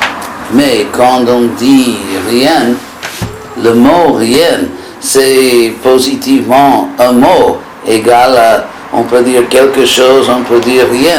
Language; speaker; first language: French; non-native, fluent; English